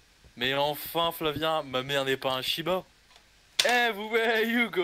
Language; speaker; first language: French; native; French